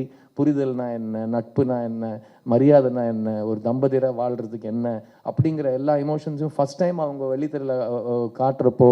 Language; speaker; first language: Tamil; native; Tamil